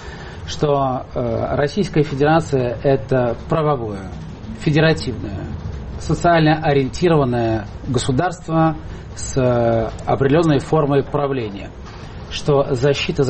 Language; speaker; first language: Russian; native; Russian